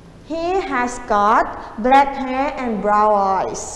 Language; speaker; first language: English; non-native, fluent; Thai